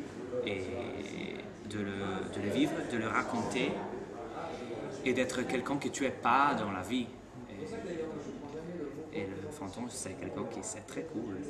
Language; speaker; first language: French; non-native, fluent; Italian